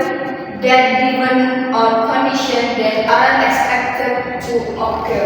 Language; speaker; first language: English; non-native, learner; Indonesian